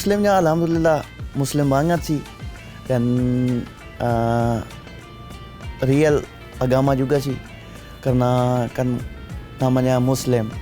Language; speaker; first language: Indonesian; non-native, learner; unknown